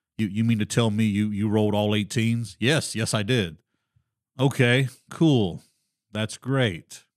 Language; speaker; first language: English; native; English